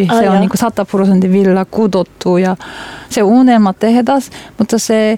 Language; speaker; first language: Finnish; non-native, learner; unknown